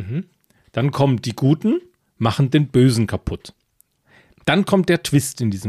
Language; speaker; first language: German; native; German